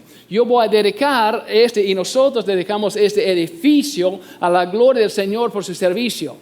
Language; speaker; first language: Spanish; non-native, fluent; English